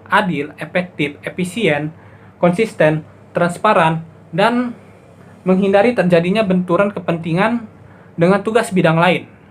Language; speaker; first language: Indonesian; native; Indonesian